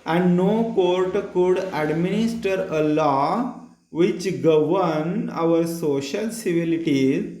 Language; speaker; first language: English; non-native, local second language; Marathi